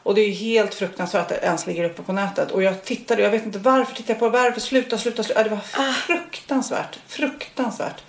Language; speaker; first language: Swedish; native; Swedish